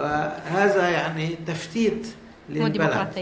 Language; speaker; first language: Arabic; native; Arabic